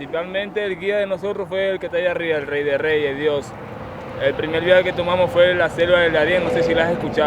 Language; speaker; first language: Spanish; native; Spanish